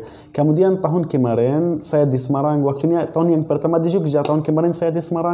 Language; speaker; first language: Indonesian; non-native, learner; Arabic